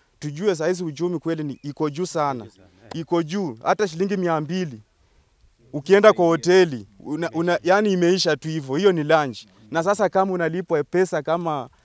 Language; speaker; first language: Swahili; non-native, local second language; Luyia